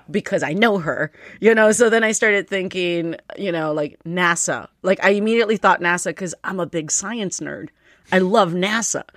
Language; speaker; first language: English; native; English